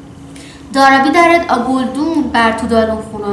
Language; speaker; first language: Persian; native; Persian